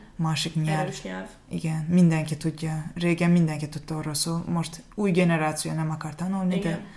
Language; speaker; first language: Hungarian; non-native, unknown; Azerbaijani